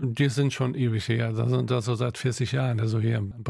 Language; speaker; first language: German; non-native, local second language; Arabic